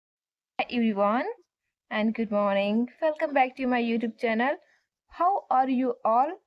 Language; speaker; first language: English; non-native, learner; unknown